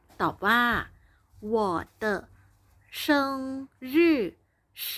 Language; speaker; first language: Chinese; non-native, fluent; Thai